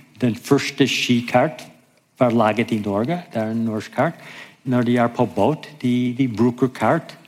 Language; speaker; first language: Norwegian; non-native, fluent; English